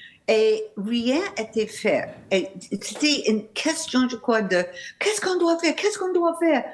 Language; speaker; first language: French; non-native, learner; English